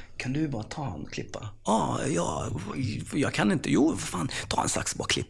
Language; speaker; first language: Swedish; early bilingual, other home language; Arabic